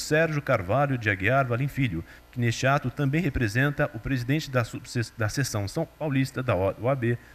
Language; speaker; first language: Portuguese; native; Portuguese